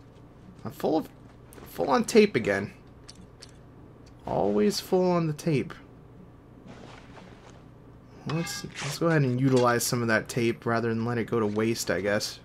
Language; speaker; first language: English; native; English